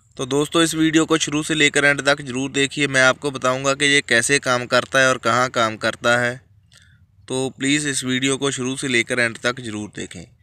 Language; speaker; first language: Hindi; non-native, local second language; Punjabi